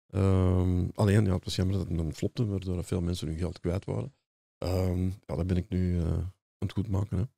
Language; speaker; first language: Dutch; native; Dutch